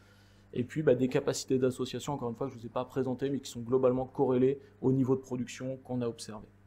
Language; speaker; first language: French; native; French